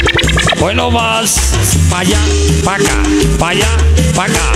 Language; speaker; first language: Spanish; native; Spanish